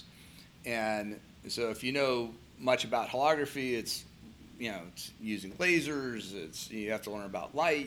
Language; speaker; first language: English; native; English